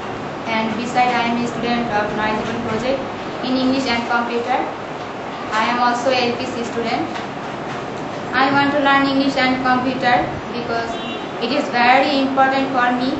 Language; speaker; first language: English; non-native, learner; Bangla